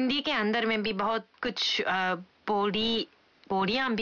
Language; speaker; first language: Hindi; non-native, fluent; Japanese